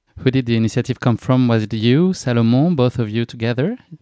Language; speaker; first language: English; non-native, fluent; French